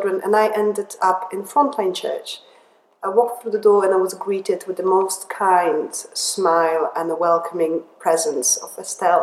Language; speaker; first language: English; non-native, fluent; Polish